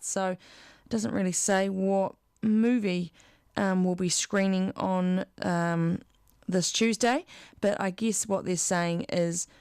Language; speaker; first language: English; native; English